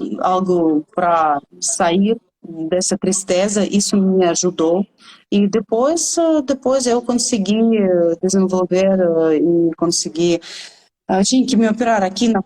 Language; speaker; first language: Portuguese; non-native, fluent; Russian